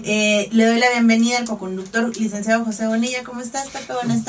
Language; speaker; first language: Spanish; native; Spanish